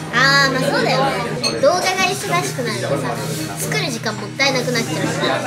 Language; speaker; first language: Japanese; native; Japanese